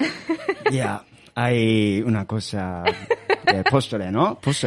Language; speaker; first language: Spanish; non-native, learner; Japanese